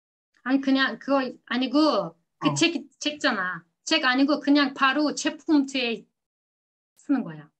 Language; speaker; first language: Korean; non-native, learner; Turkish